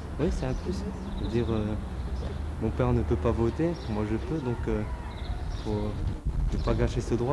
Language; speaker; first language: French; native; French